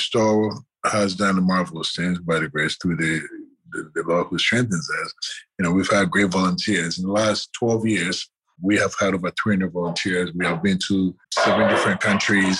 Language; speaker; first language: English; non-native, local second language; Akan